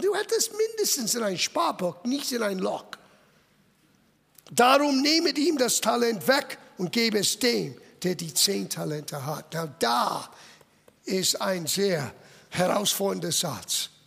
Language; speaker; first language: German; non-native, fluent; English